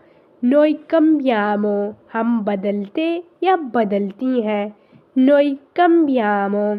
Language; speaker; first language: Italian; non-native, fluent; Urdu